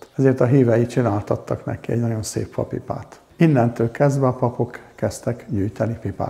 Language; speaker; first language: Hungarian; native; Hungarian